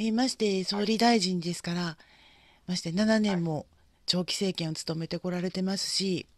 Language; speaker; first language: Japanese; native; Japanese